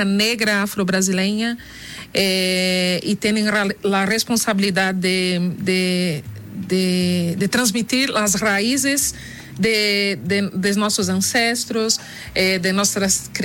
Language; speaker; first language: Spanish; non-native, fluent; Portuguese